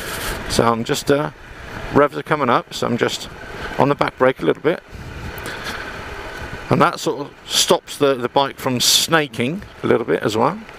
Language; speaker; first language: English; native; English